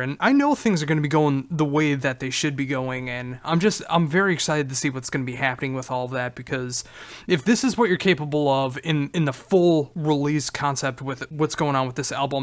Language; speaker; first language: English; native; English